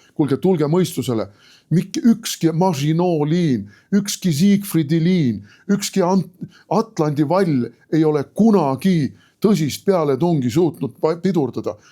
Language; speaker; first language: Estonian; native; Estonian